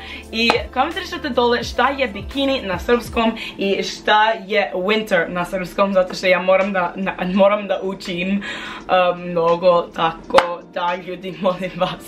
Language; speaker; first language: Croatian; non-native, learner; English